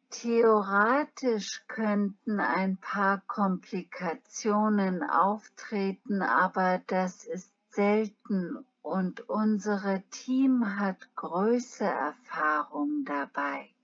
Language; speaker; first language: German; non-native, learner; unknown